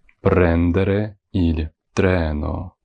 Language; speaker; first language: Italian; non-native, fluent; Ukrainian